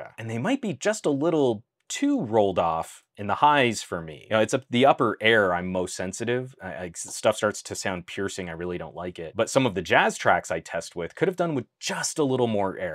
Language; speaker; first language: English; native; English